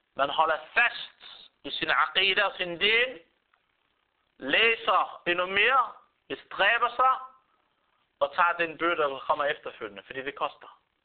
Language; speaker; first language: Danish; non-native, fluent; Arabic